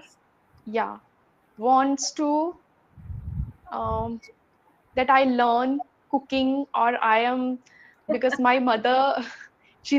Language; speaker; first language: English; non-native, learner; Hindi